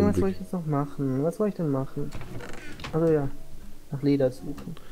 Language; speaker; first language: German; native; German